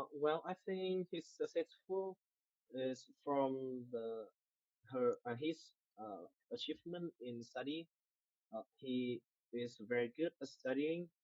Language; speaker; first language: English; non-native, learner; Vietnamese